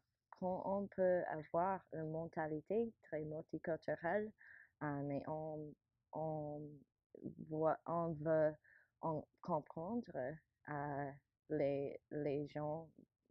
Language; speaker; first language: French; non-native, learner; English